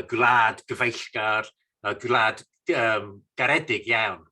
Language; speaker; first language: Welsh; non-native, fluent; English